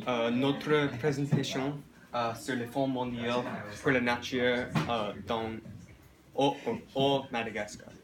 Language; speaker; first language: French; non-native, learner; English